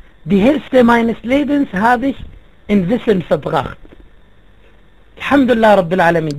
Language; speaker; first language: German; non-native, fluent; Arabic